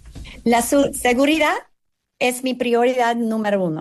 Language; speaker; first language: Spanish; non-native, fluent; English